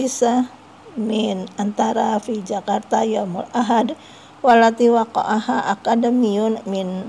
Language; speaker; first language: Arabic; non-native, fluent; Indonesian